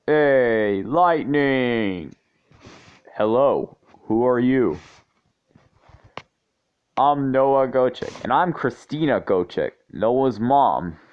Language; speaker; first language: English; native; English